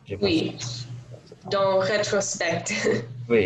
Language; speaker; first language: French; non-native, learner; English